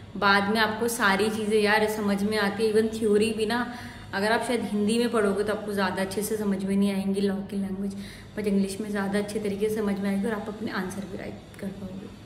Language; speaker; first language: Hindi; native; Hindi